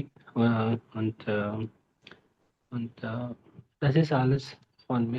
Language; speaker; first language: German; non-native, learner; Hindi